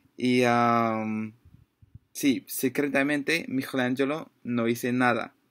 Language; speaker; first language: Spanish; non-native, learner; English